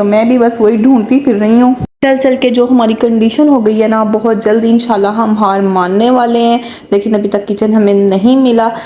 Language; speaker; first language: Urdu; native; Urdu